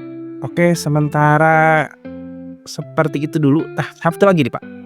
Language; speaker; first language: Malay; non-native, local second language; Sundanese